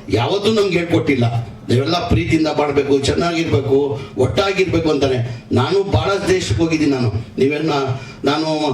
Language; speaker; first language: Kannada; non-native, local second language; Urdu